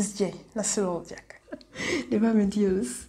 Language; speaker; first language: Turkish; non-native, fluent; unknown